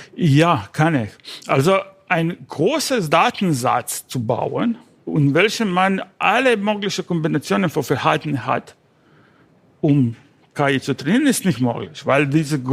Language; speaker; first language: German; non-native, learner; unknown